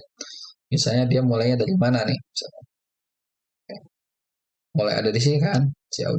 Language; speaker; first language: Indonesian; native; Indonesian